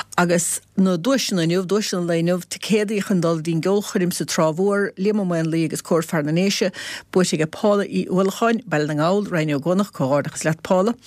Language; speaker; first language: Irish; native; Irish